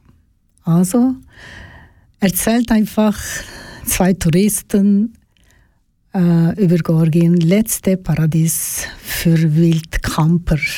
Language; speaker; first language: German; non-native, learner; Georgian